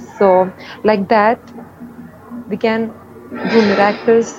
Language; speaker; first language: English; non-native, local second language; Malayalam